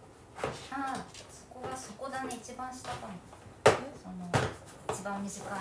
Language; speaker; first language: Japanese; native; Japanese